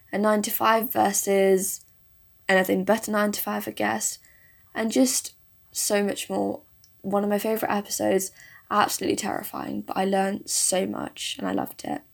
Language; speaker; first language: English; early bilingual, other home language; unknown